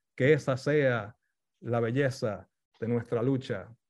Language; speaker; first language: Spanish; early bilingual, heritage; Spanish